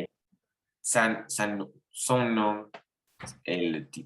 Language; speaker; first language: French; non-native, learner; Spanish